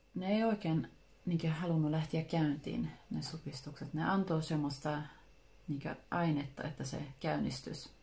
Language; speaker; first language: Finnish; early bilingual, heritage; Finnish